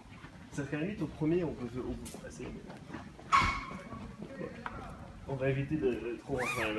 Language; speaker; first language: French; early bilingual, other home language; Japanese